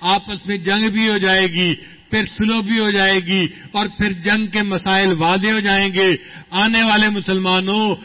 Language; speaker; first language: Urdu; non-native, local second language; Punjabi